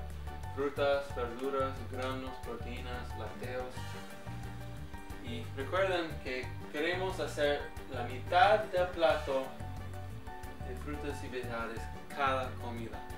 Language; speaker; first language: Spanish; early bilingual, heritage; English